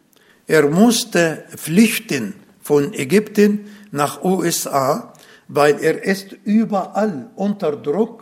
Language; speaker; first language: German; non-native, learner; Arabic